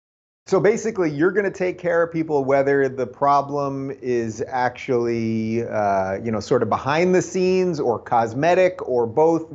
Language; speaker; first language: English; native; English